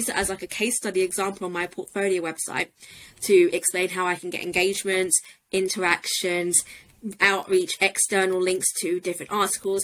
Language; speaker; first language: English; native; English